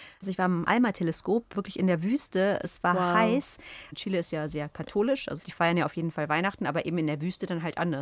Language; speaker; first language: German; native; German